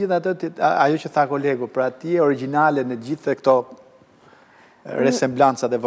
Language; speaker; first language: Albanian; native; Albanian